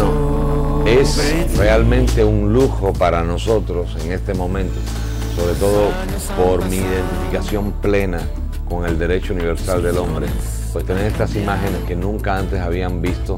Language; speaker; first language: Spanish; native; Spanish